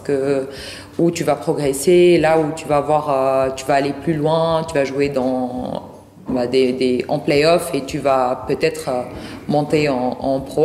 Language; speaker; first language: French; non-native, local second language; Arabic